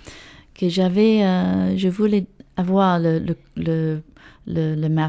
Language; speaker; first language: French; non-native, learner; English